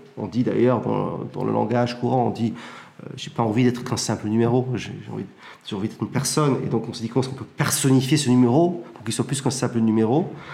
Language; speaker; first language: French; early bilingual, heritage; French